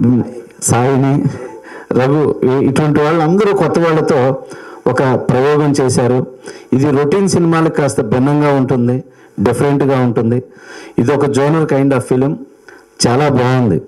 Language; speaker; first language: Telugu; native; Telugu